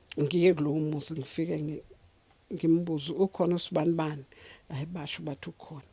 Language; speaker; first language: Zulu; native; Zulu